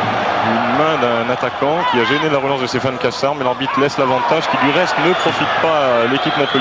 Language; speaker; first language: French; native; French